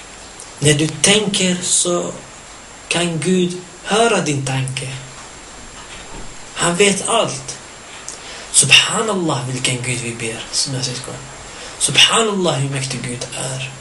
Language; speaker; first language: Swedish; early bilingual, other home language; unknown